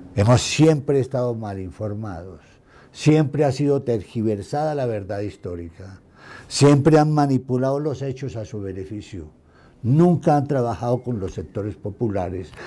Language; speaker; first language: Spanish; native; Spanish